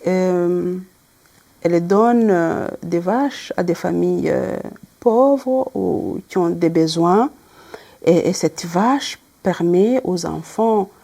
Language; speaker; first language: French; non-native, local second language; Kinyarwanda